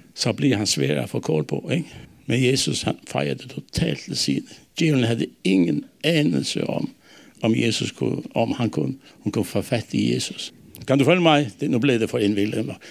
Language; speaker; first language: Danish; non-native, local second language; Faroese